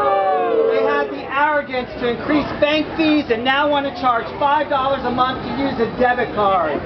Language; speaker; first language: English; native; English